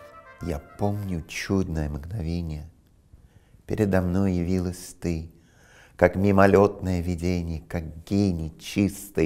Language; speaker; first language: Russian; non-native, fluent; English